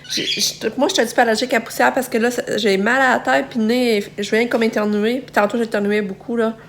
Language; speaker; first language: French; native; French